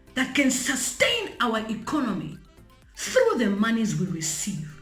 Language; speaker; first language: English; non-native, local second language; Bemba